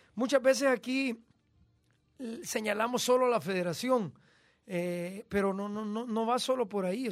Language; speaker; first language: Spanish; native; Spanish